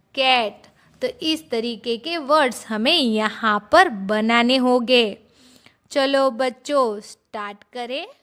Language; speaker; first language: Hindi; non-native, local second language; Gujarati